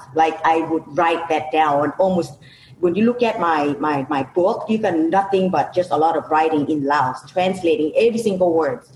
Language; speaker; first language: English; non-native, fluent; Lao